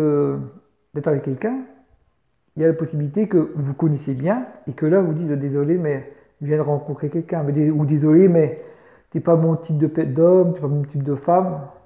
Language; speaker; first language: French; native; French